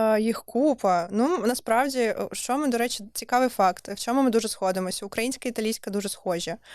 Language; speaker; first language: Ukrainian; native; Ukrainian